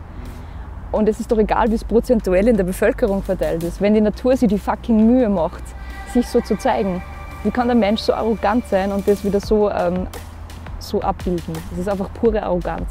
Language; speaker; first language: German; native; German